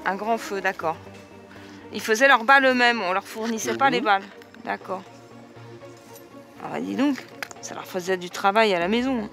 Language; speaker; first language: French; native; French